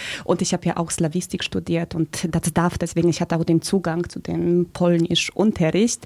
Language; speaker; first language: German; early bilingual, other home language; Polish